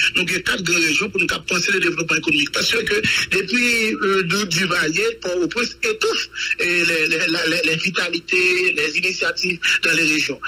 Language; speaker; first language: French; non-native, local second language; Haitian Creole